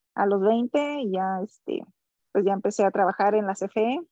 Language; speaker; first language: Spanish; native; Spanish